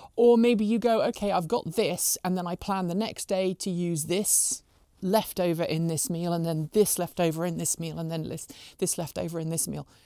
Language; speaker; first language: English; native; English